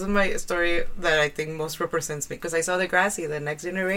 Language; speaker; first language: English; non-native, fluent; Spanish